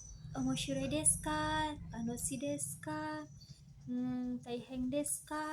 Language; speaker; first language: Japanese; non-native, learner; Indonesian